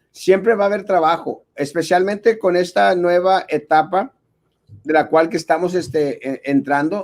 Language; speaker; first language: Spanish; non-native, local second language; English